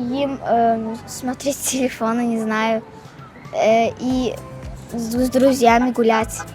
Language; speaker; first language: Russian; non-native, local second language; Azerbaijani